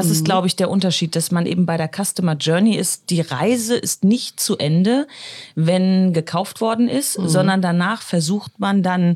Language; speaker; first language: German; native; German